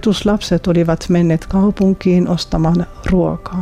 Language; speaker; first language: Finnish; non-native, fluent; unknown